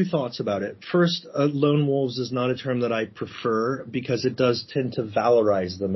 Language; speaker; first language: English; native; English